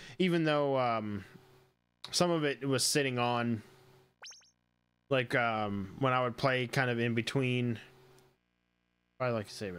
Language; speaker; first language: English; native; English